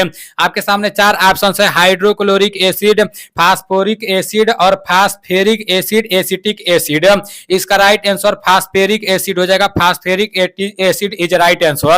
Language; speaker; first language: Hindi; native; Hindi